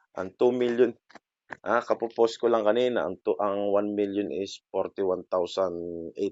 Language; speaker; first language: Filipino; native; Filipino